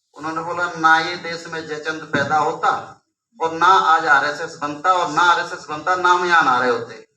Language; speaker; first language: Hindi; non-native, local second language; Punjabi